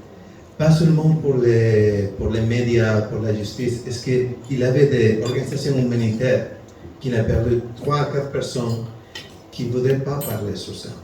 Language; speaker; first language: French; non-native, learner; Spanish